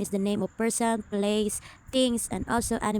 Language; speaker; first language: English; non-native, learner; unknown